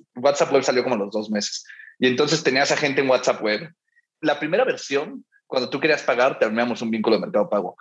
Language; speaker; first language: Spanish; early bilingual, heritage; Spanish